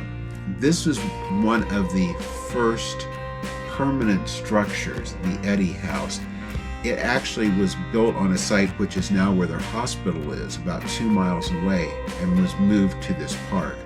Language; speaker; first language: English; native; English